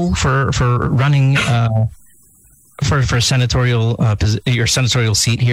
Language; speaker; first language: English; non-native, local second language; Filipino